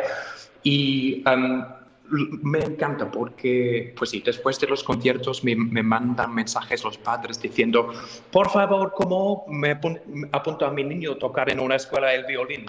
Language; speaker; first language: Spanish; non-native, fluent; English